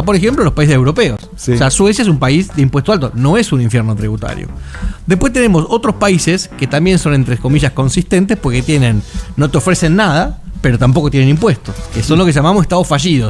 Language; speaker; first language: Spanish; native; Spanish